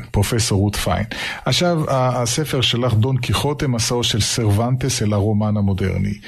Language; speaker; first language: Hebrew; native; Hebrew